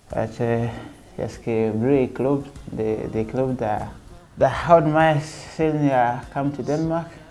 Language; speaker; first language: Danish; non-native, learner; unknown